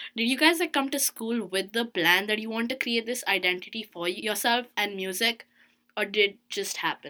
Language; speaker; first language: English; non-native, local second language; Hindi